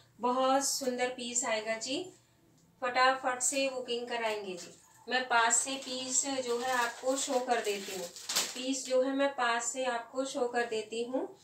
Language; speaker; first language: Hindi; native; Hindi